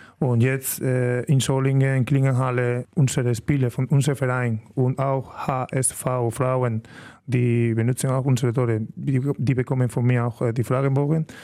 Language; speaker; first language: German; non-native, learner; Spanish